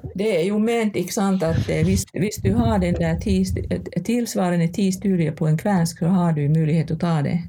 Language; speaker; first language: Norwegian; non-native, fluent; Finnish